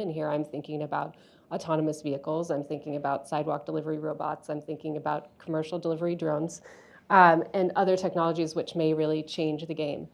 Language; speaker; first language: English; native; English